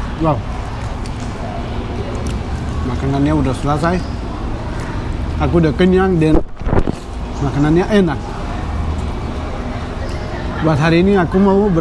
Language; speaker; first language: Indonesian; non-native, fluent; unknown